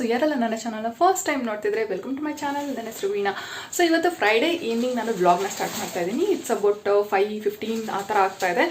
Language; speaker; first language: Kannada; native; Kannada